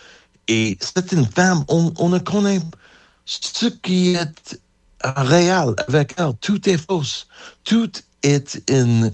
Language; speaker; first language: French; non-native, fluent; English